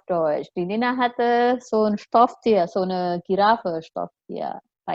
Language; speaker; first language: German; non-native, fluent; Indonesian